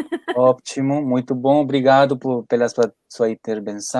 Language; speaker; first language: Portuguese; non-native, fluent; Spanish